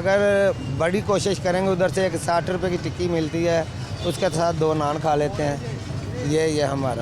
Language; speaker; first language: Hindi; non-native, local second language; Punjabi